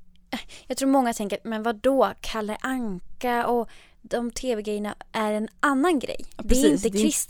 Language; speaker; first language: Swedish; native; Swedish